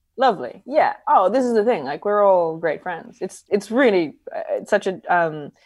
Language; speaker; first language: English; native; English